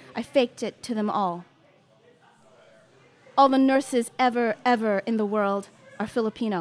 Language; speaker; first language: English; native; English